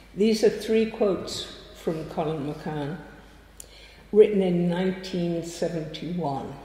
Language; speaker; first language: English; native; English